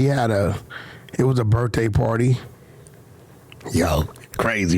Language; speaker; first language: English; native; English